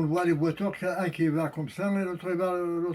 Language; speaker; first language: French; non-native, learner; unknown